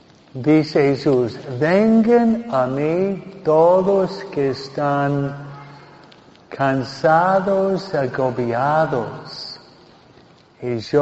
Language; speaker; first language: Spanish; non-native, fluent; English